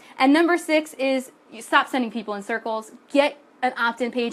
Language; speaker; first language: English; native; English